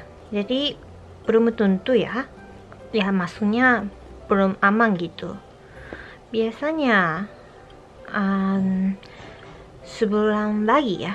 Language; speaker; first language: Indonesian; non-native, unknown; Japanese